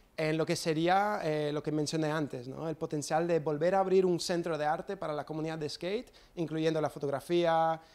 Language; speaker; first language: Spanish; non-native, fluent; English